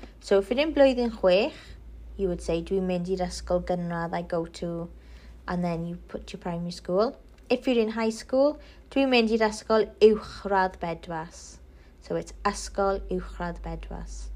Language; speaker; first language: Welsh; non-native, local second language; English